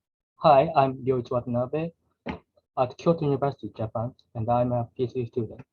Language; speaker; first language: English; non-native, learner; Japanese